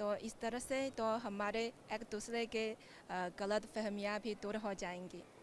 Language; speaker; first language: Hindi; non-native, fluent; Chinese